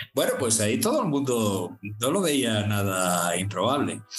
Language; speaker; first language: Spanish; native; Spanish